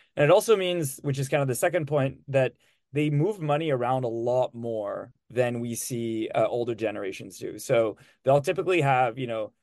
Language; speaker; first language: English; non-native, fluent; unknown